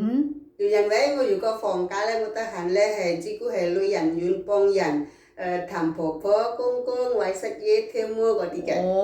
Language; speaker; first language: Cantonese; non-native, fluent; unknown